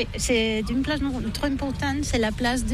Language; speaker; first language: French; non-native, learner; Catalan